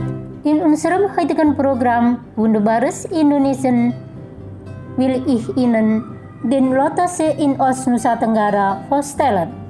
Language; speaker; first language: German; non-native, fluent; Indonesian